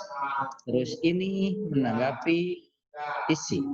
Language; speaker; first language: Indonesian; native; Indonesian